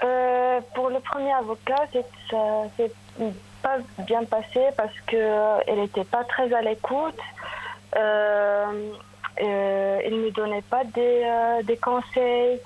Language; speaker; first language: French; non-native, local second language; Arabic